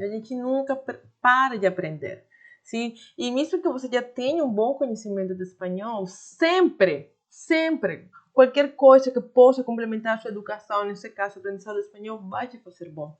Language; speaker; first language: Portuguese; non-native, fluent; Spanish